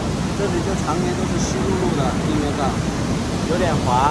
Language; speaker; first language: Chinese; native; Chinese